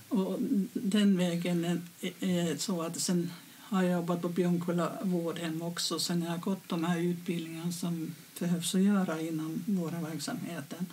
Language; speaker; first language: Swedish; non-native, fluent; Finnish